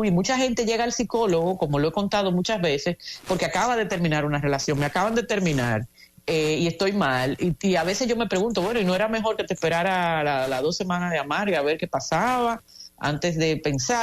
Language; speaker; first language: Spanish; native; Spanish